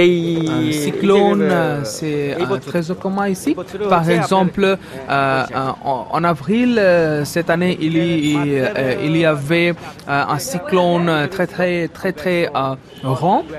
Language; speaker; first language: French; non-native, fluent; Bangla